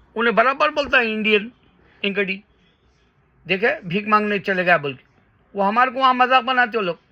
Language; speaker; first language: Urdu; native; Urdu